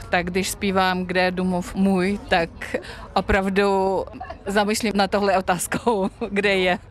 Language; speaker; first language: Czech; non-native, fluent; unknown